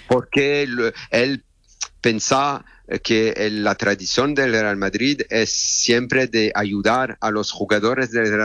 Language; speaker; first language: Spanish; non-native, fluent; French